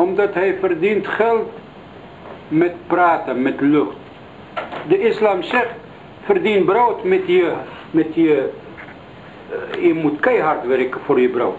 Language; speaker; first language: Dutch; non-native, learner; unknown